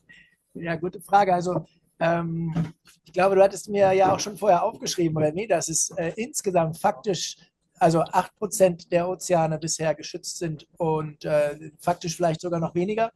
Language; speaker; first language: German; native; German